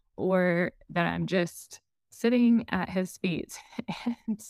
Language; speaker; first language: English; native; English